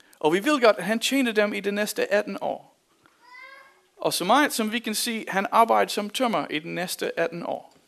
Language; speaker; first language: Danish; non-native, fluent; English